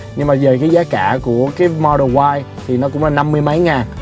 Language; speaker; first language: Vietnamese; early bilingual, heritage; Vietnamese